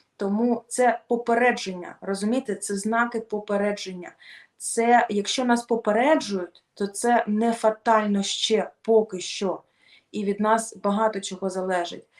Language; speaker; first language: Ukrainian; non-native, local second language; Russian